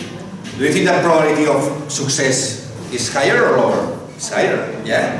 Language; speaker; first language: English; non-native, fluent; Catalan